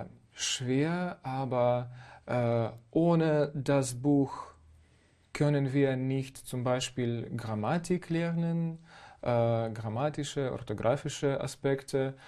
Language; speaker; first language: German; non-native, fluent; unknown